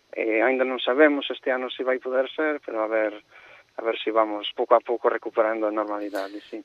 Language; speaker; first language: Galician; non-native, fluent; English